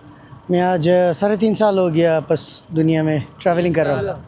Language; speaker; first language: Hindi; non-native, learner; Bangla